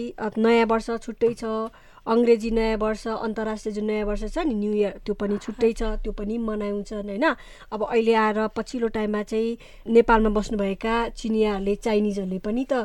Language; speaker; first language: Nepali; native; Nepali